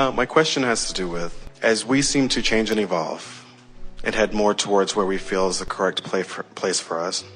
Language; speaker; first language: English; native; English